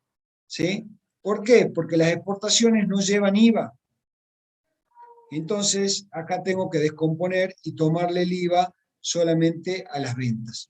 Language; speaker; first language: Spanish; native; Spanish